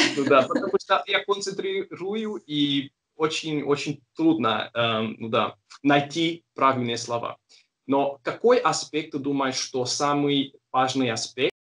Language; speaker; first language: Russian; non-native, learner; Hungarian